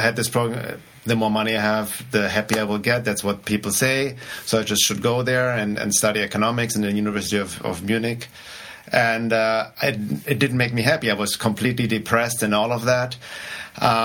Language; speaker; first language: English; non-native, fluent; German